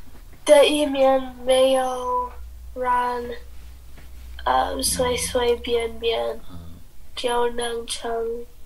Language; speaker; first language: Chinese; non-native, learner; English